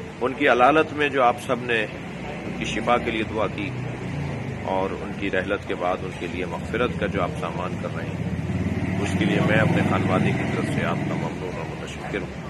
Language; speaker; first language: Urdu; native; Urdu